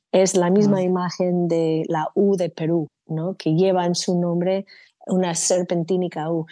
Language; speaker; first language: Spanish; non-native, fluent; English